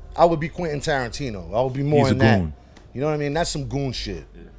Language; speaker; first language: English; native; English